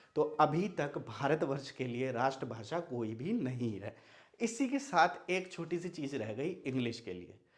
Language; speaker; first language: Hindi; non-native, local second language; Maithili